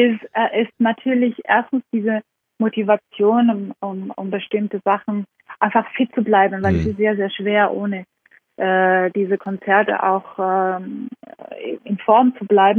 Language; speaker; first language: German; non-native, fluent; Georgian